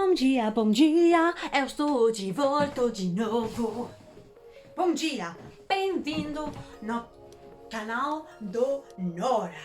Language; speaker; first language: Portuguese; non-native, learner; Danish